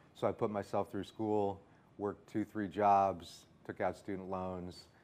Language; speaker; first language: English; native; English